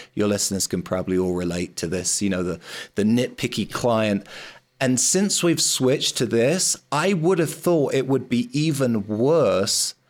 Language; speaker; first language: English; native; English